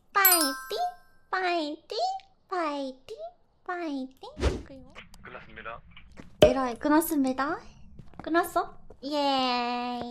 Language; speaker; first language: Korean; non-native, fluent; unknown